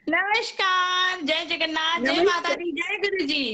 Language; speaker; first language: Hindi; non-native, local second language; Odia